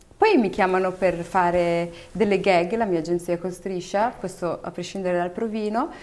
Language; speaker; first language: Italian; early bilingual, other home language; Arabic